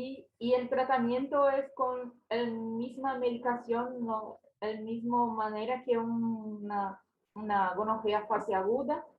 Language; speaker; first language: Spanish; non-native, learner; Portuguese